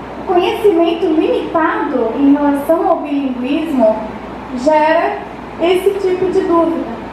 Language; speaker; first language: Portuguese; native; Portuguese